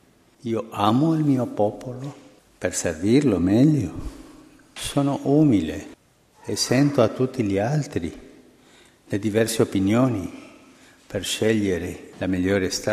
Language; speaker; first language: Italian; non-native, fluent; Spanish